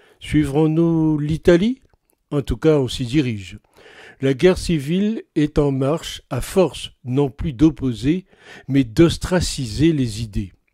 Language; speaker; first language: French; native; French